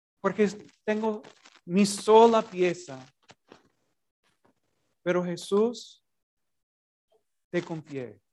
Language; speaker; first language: Spanish; non-native, fluent; English